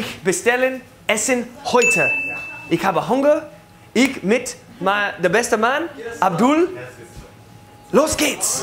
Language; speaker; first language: German; non-native, learner; English